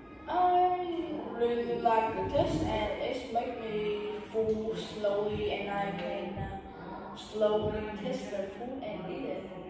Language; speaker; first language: English; non-native, learner; Vietnamese